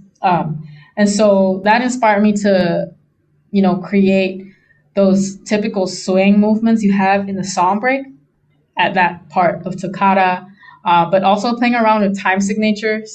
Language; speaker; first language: English; non-native, local second language; Chinese